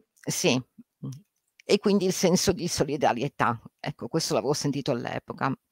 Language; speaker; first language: Italian; native; Italian